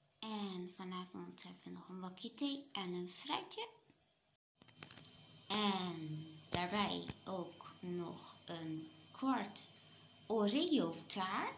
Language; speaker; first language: Dutch; native; Dutch